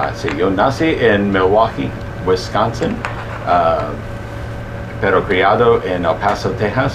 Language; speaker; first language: Spanish; early bilingual, heritage; Spanish